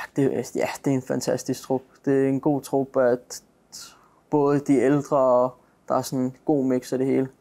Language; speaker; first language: Danish; native; Danish